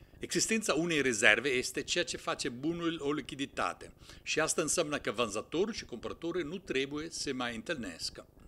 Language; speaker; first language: Romanian; non-native, fluent; Italian